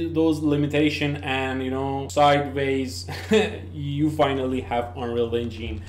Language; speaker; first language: English; non-native, learner; Persian